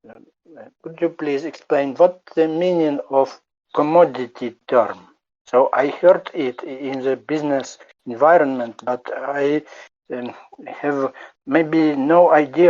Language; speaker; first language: English; non-native, learner; Ukrainian